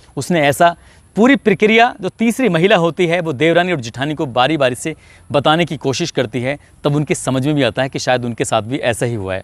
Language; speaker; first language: Hindi; native; Hindi